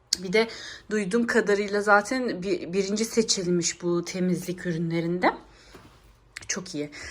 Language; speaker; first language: Turkish; early bilingual, heritage; Turkish